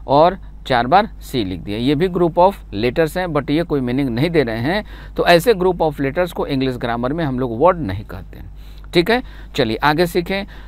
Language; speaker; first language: Hindi; native; Hindi